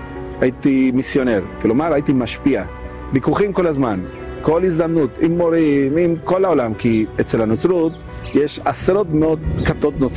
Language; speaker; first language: Hebrew; non-native, fluent; Spanish